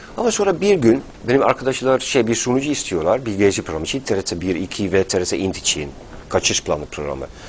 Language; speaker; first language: Turkish; non-native, fluent; Dutch